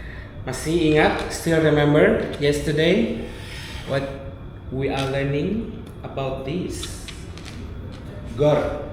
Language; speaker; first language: English; non-native, local second language; Indonesian